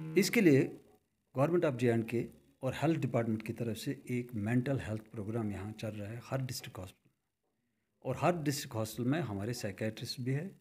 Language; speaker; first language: Hindi; non-native, local second language; Kashmiri